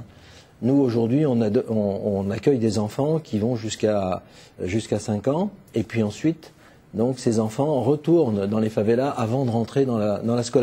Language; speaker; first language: French; native; French